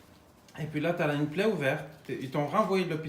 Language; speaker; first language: French; native; French